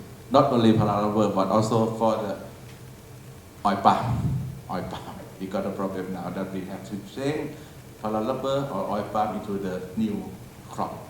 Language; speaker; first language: English; non-native, learner; Thai